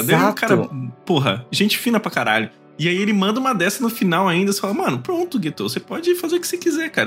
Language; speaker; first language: Portuguese; native; Portuguese